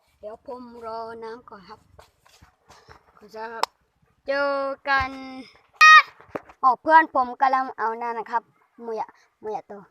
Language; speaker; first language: Thai; native; Thai